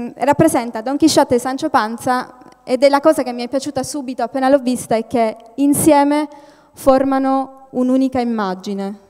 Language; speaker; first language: Italian; native; Italian